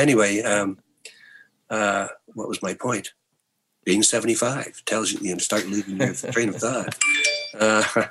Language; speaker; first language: English; native; English